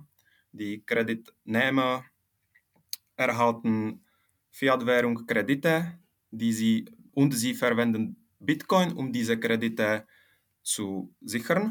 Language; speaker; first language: German; non-native, fluent; Czech